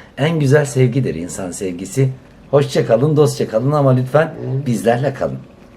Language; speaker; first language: Turkish; native; Turkish